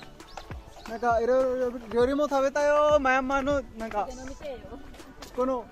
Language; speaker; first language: Japanese; non-native, learner; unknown